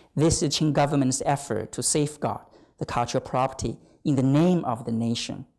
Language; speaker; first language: English; non-native, fluent; Chinese